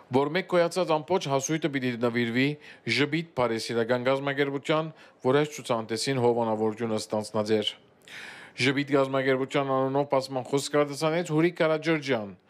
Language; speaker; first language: Armenian; early bilingual, heritage; Armenian